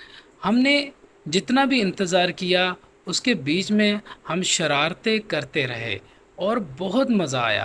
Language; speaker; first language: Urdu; non-native, local second language; Punjabi